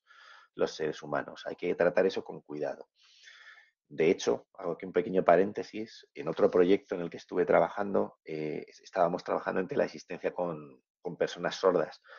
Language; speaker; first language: Spanish; native; Spanish